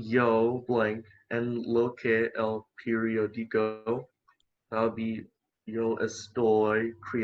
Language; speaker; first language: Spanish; non-native, learner; English